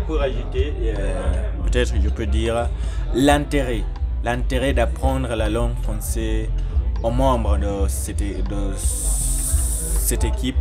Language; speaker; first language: French; non-native, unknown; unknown